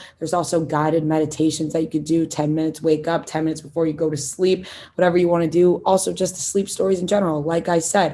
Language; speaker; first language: English; native; English